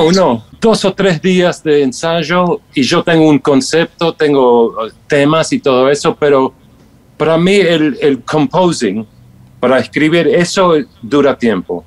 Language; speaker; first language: Spanish; non-native, fluent; English